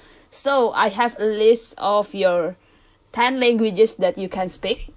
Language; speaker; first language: English; early bilingual, other home language; Indonesian